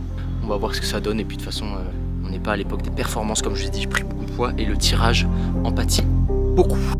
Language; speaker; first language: French; native; French